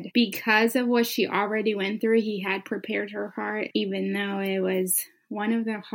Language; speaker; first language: English; early bilingual, other home language; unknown